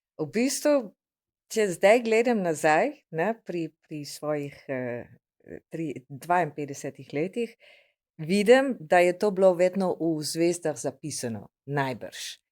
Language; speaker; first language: Slovenian; non-native, fluent; English